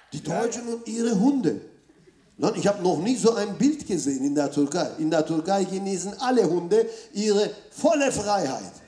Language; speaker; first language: German; non-native, fluent; Turkish